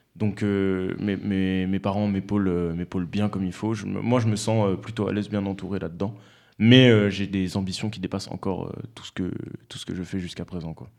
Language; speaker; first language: French; native; French